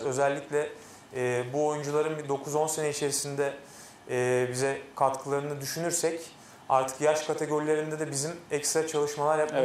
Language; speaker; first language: Turkish; native; Turkish